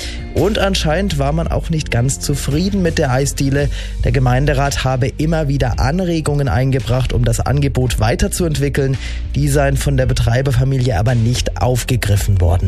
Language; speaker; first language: German; native; German